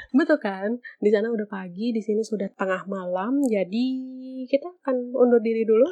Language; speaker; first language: Indonesian; native; Indonesian